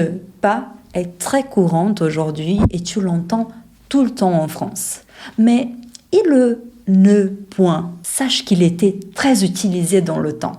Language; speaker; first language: French; non-native, fluent; Portuguese